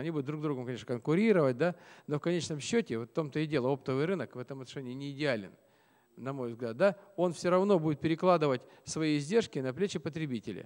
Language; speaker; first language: Russian; native; Russian